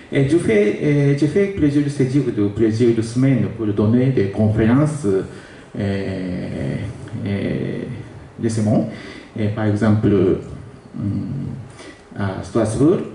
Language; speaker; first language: French; non-native, learner; Japanese